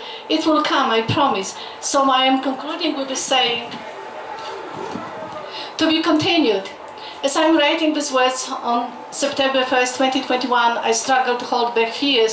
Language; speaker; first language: English; non-native, fluent; Polish